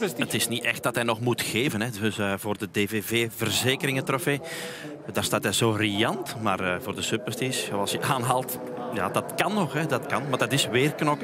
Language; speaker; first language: Dutch; native; Dutch